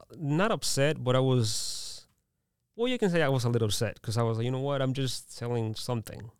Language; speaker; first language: English; early bilingual, other home language; Spanish